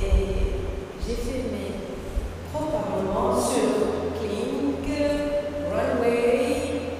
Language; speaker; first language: French; non-native, local second language; Arabic